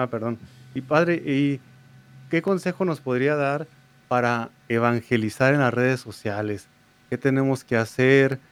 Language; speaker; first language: Spanish; native; Spanish